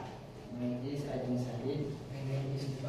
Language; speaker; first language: English; non-native, learner; Indonesian